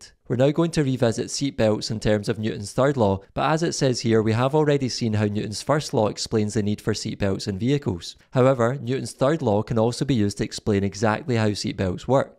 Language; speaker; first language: English; native; English